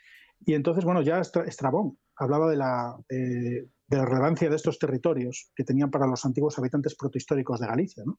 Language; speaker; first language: Spanish; native; Spanish